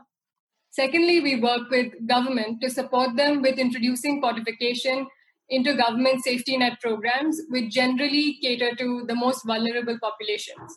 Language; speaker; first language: English; non-native, local second language; Hindi